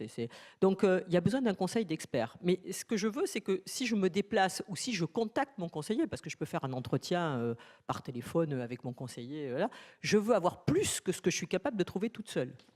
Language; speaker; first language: French; native; French